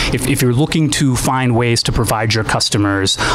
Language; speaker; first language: English; native; English